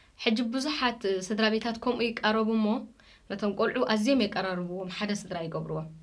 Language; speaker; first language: Tigrinya; native; Tigrinya